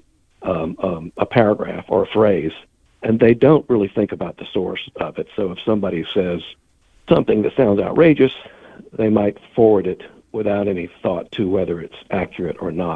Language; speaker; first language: English; native; English